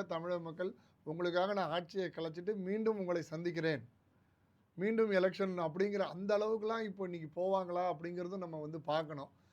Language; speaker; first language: Tamil; non-native, local second language; Telugu